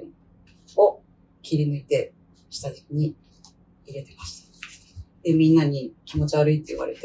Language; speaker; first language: Japanese; native; Japanese